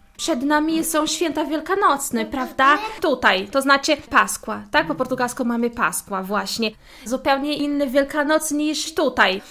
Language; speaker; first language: Polish; non-native, fluent; Portuguese